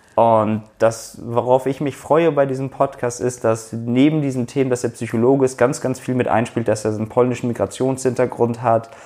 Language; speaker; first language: German; early bilingual, other home language; Turkish